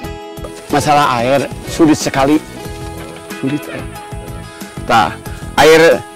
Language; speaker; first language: Indonesian; non-native, local second language; Sundanese